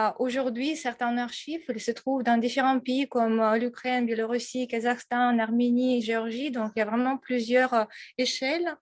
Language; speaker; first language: French; non-native, fluent; Russian